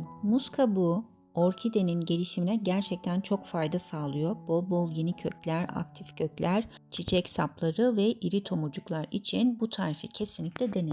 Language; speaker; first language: Turkish; native; Turkish